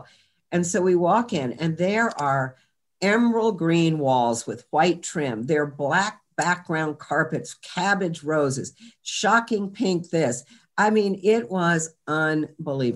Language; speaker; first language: English; native; English